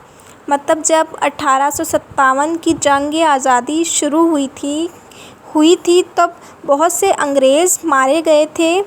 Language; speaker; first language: Urdu; non-native, local second language; Sindhi